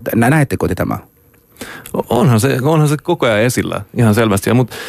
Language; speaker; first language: Finnish; early bilingual, heritage; Finnish